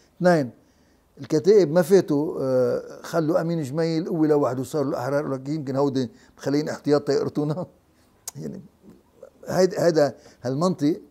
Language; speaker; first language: Arabic; native; Arabic